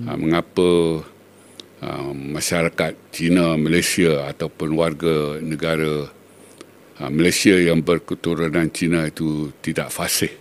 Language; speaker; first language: Malay; native; Malay